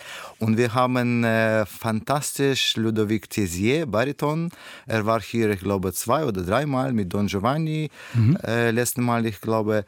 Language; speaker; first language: German; non-native, learner; Russian